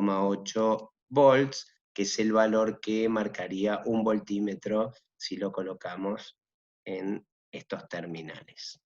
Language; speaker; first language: Spanish; native; Spanish